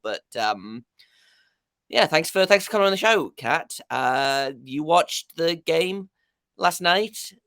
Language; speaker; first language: English; native; English